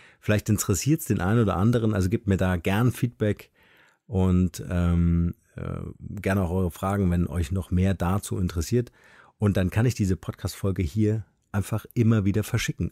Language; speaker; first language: German; native; German